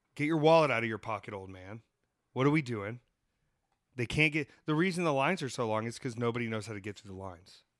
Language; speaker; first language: English; native; English